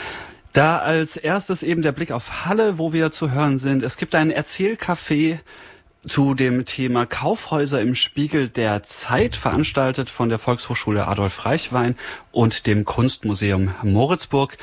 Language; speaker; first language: German; native; German